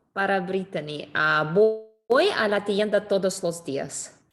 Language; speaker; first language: Spanish; non-native, learner; English